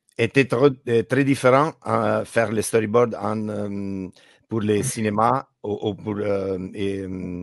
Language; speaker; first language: French; non-native, learner; Italian